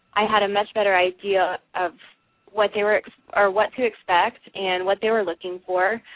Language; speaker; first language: English; native; English